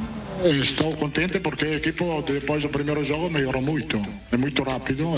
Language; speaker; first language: Portuguese; non-native, fluent; Italian